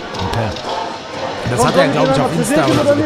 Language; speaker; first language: German; native; German